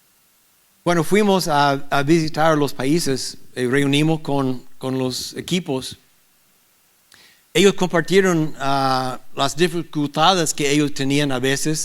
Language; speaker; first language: Spanish; non-native, learner; English